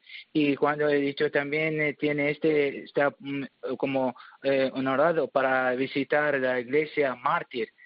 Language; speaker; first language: Spanish; non-native, learner; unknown